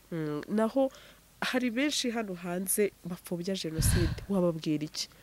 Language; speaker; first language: Kinyarwanda; native; Kinyarwanda